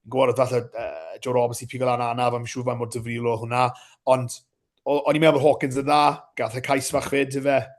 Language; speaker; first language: Welsh; native; Welsh